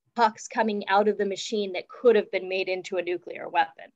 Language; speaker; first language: English; native; English